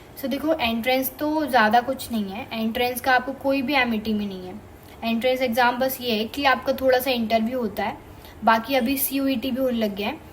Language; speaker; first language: Hindi; native; Hindi